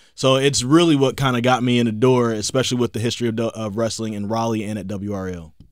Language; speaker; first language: English; native; English